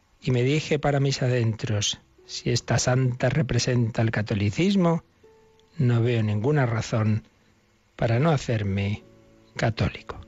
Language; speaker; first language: Spanish; native; Spanish